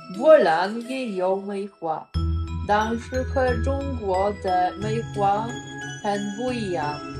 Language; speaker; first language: Chinese; non-native, learner; Polish